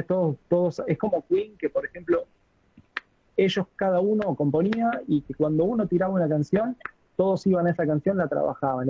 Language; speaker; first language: Spanish; native; Spanish